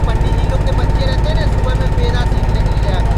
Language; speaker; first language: Hindi; native; Hindi